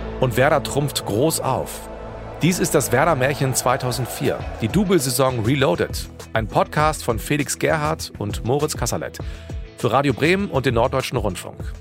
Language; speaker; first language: German; native; German